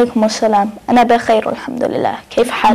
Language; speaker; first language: Arabic; non-native, learner; English